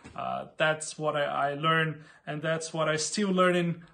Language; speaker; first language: English; non-native, fluent; Portuguese